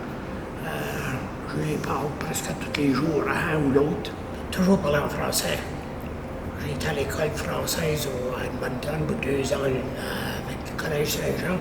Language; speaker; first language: French; native; French